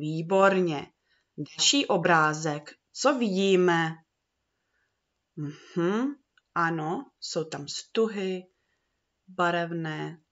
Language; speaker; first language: Czech; early bilingual, heritage; Czech